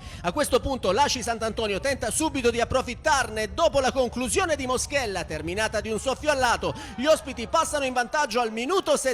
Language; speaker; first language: Italian; native; Italian